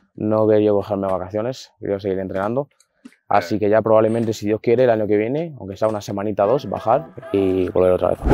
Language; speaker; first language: Spanish; early bilingual, other home language; Arabic